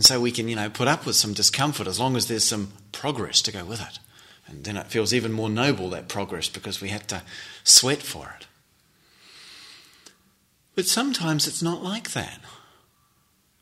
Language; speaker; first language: English; native; English